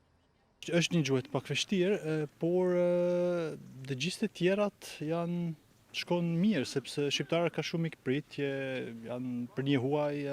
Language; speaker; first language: Albanian; non-native, learner; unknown